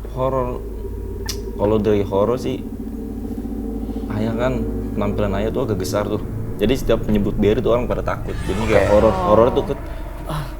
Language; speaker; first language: Indonesian; native; Indonesian